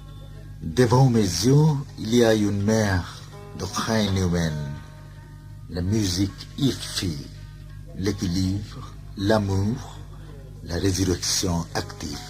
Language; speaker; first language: French; non-native, fluent; Bangla